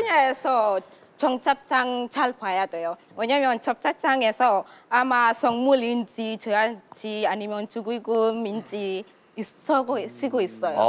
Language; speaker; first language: Korean; non-native, learner; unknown